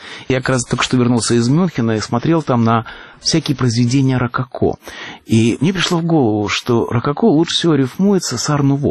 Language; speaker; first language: Russian; native; Russian